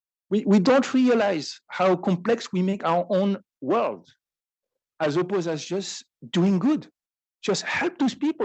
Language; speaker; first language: English; non-native, fluent; French